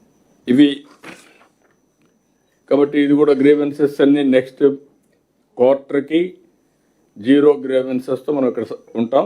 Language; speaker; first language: Telugu; native; Telugu